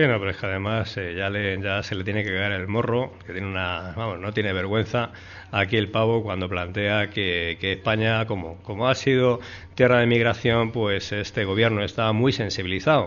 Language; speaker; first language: Spanish; native; Spanish